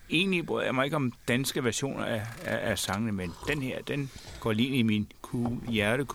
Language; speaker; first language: Danish; native; Danish